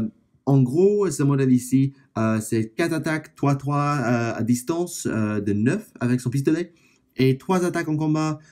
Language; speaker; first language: French; non-native, fluent; English